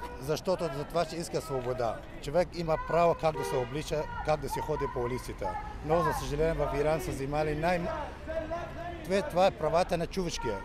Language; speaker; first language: Bulgarian; non-native, learner; Kurdish